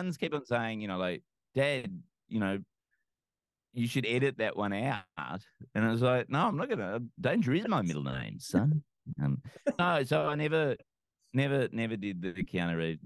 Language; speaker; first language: English; native; English